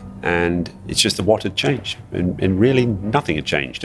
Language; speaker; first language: English; native; English